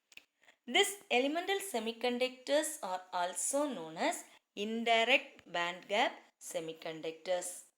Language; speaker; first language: English; non-native, local second language; Tamil